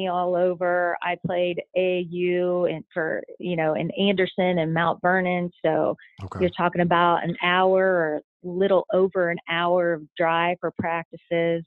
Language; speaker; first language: English; native; English